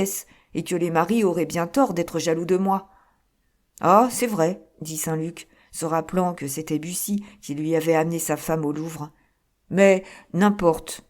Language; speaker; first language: French; native; French